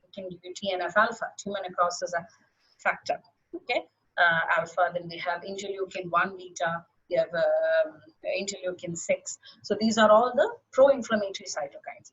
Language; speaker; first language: English; non-native, local second language; Malayalam